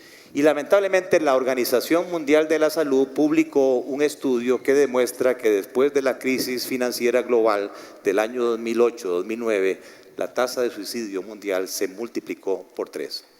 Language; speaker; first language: Spanish; native; Spanish